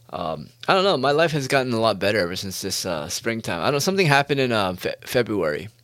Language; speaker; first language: English; native; English